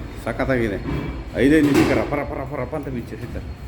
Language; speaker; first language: Kannada; native; Kannada